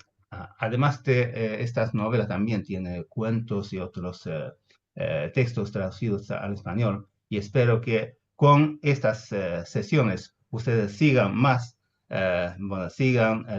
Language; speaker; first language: Spanish; non-native, fluent; Chinese